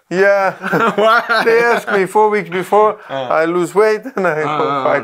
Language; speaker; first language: English; non-native, learner; Dutch